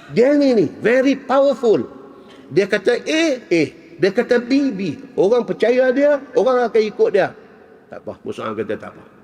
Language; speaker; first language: Malay; native; Malay